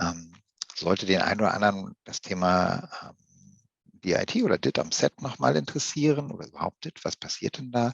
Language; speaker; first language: German; native; German